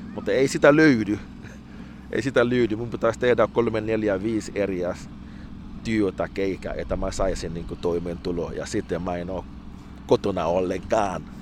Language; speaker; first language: Finnish; non-native, fluent; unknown